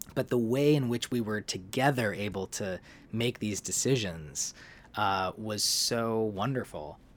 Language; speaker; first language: English; native; English